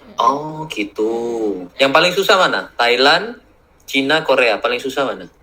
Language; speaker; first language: Indonesian; native; Indonesian